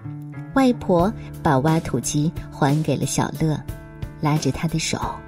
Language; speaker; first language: Chinese; native; Chinese